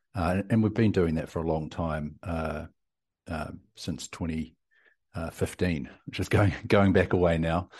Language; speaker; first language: English; native; English